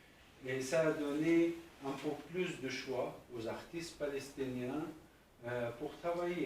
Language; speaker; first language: French; non-native, fluent; Arabic